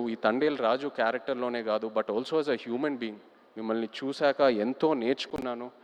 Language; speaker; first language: Telugu; native; Telugu